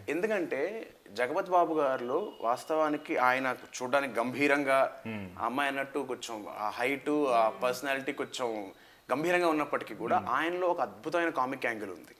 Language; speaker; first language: Telugu; native; Telugu